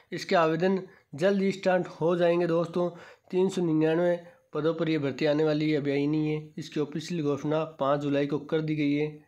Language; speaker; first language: Hindi; native; Hindi